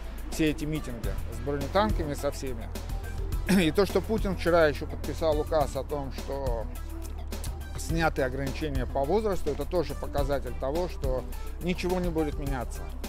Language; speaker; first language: Russian; native; Russian